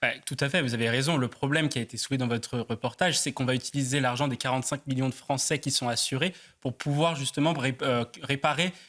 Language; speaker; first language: French; native; French